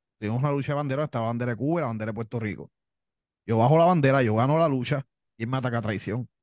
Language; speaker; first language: Spanish; native; Spanish